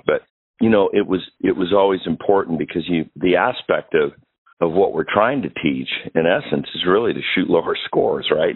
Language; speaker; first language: English; native; English